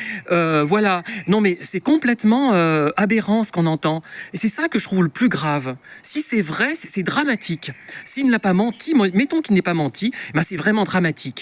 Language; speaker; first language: French; native; French